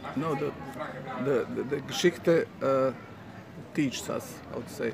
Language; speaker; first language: German; non-native, learner; Bosnian